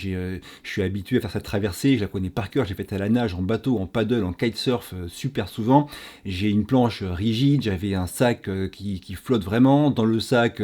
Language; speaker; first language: French; native; French